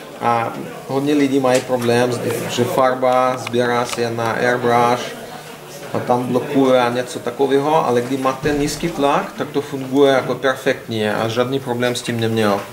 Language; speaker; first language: Czech; non-native, learner; Russian